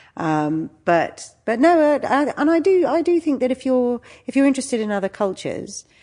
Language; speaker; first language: English; native; English